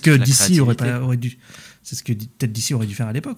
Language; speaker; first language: French; native; French